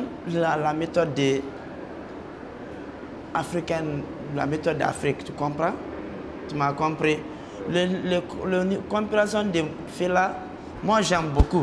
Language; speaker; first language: French; non-native, local second language; Mandingo